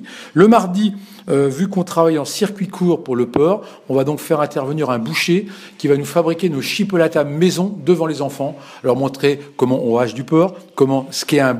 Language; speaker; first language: French; native; French